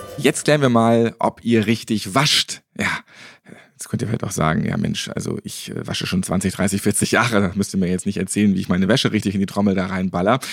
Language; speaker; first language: German; native; German